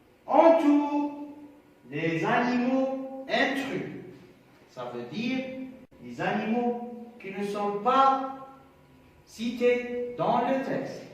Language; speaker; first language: French; non-native, local second language; Arabic